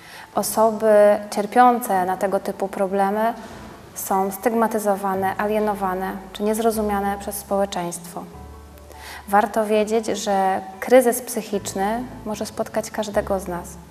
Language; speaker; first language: Polish; native; Polish